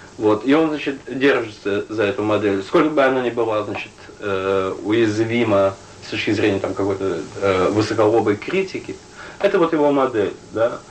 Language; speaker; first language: Russian; native; Russian